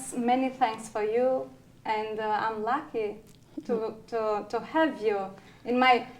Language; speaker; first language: English; non-native, learner; Albanian